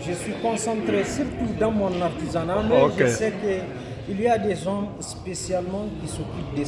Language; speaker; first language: French; non-native, local second language; Tamasheq